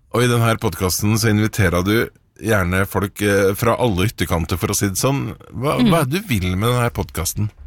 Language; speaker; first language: Norwegian; native; Norwegian